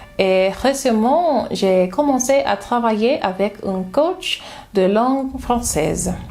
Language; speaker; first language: French; non-native, learner; English